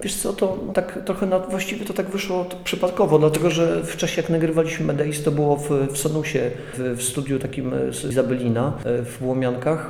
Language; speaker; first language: Polish; native; Polish